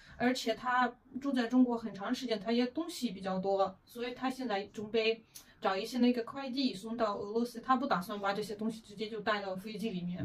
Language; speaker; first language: Chinese; non-native, fluent; Russian